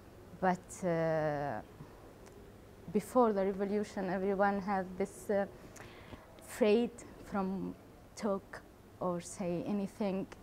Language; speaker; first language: English; non-native, learner; Arabic